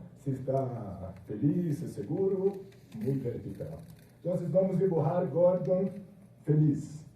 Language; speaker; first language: Spanish; non-native, fluent; Portuguese